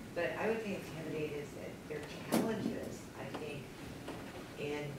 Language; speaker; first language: English; native; English